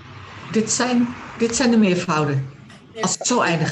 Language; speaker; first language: Dutch; native; Dutch